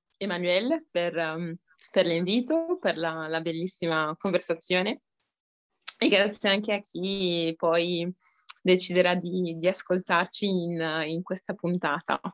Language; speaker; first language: Italian; early bilingual, other home language; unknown